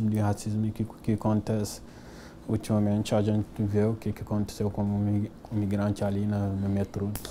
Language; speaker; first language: Portuguese; non-native, fluent; Wolof